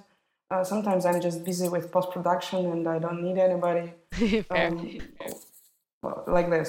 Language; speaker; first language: English; non-native, fluent; Russian